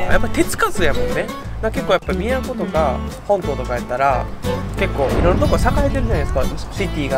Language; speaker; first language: Japanese; native; Japanese